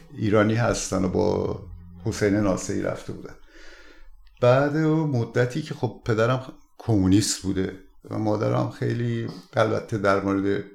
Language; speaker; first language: Persian; native; Persian